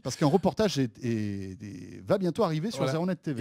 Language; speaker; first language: French; native; French